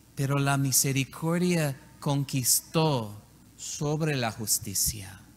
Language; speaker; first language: Spanish; non-native, learner; English